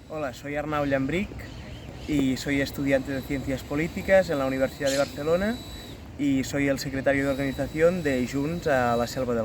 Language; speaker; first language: Spanish; non-native, local second language; Catalan